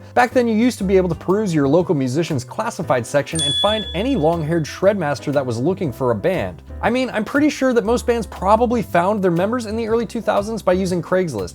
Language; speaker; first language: English; native; English